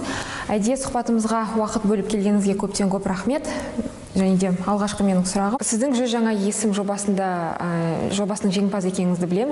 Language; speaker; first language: Kazakh; native; Kazakh